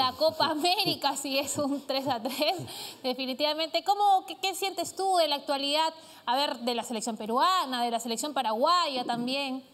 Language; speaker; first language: Spanish; native; Spanish